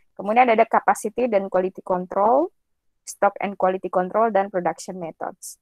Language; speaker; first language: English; non-native, fluent; Indonesian